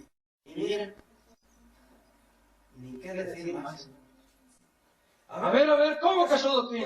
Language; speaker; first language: Spanish; native; Spanish